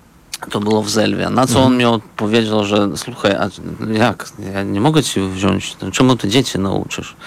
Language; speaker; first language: Polish; non-native, fluent; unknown